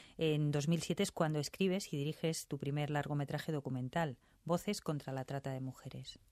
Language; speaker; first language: Spanish; native; Spanish